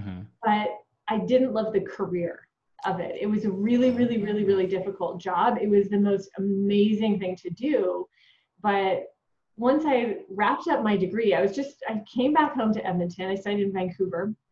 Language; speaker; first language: English; native; English